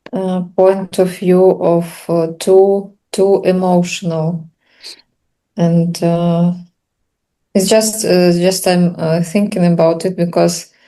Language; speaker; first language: English; non-native, learner; Russian